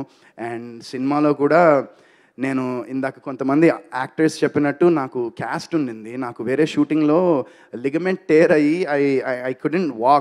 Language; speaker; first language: Telugu; native; Telugu